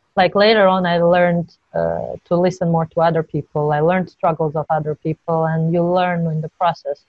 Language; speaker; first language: English; non-native, fluent; Georgian